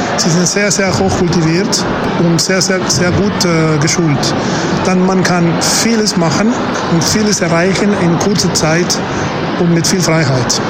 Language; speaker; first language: German; non-native, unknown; Spanish